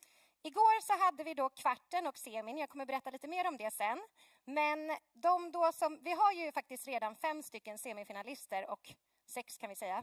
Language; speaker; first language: Swedish; native; Swedish